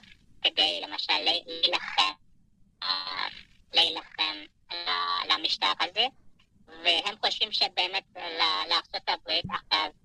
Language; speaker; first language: Hebrew; non-native, fluent; Persian